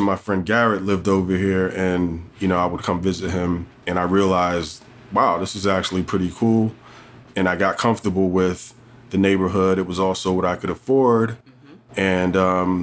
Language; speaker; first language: English; native; English